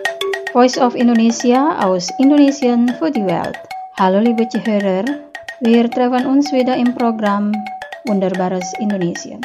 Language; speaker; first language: German; non-native, fluent; Indonesian